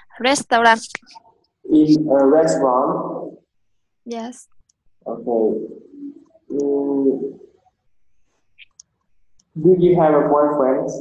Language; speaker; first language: English; non-native, learner; Vietnamese